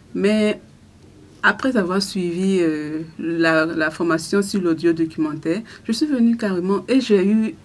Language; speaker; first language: French; non-native, local second language; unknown